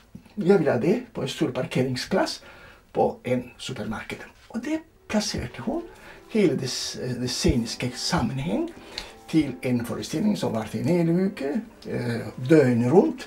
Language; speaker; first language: Norwegian; non-native, fluent; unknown